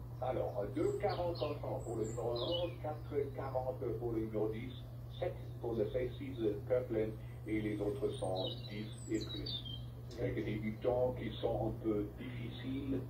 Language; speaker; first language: French; non-native, fluent; German